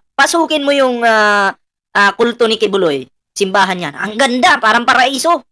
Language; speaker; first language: Filipino; non-native, local second language; Cebuano